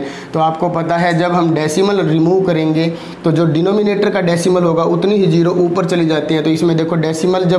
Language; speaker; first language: Hindi; native; Hindi